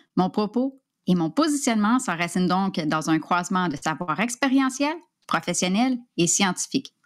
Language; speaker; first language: French; native; French